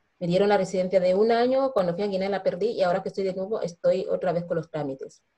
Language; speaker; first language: Spanish; non-native, local second language; Fang